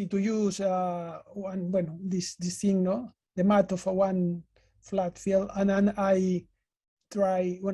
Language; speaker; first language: English; non-native, learner; Spanish